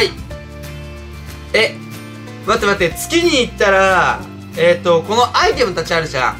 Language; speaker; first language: Japanese; native; Japanese